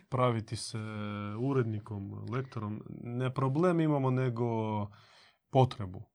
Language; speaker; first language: Croatian; native; Croatian